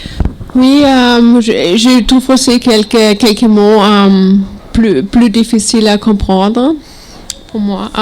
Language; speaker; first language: French; non-native, learner; German